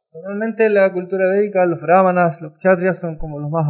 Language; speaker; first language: Spanish; native; Spanish